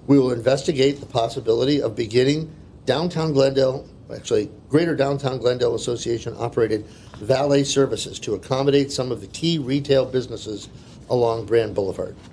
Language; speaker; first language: English; native; English